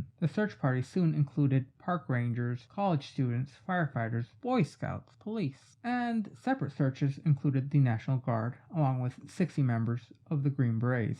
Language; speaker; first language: English; native; English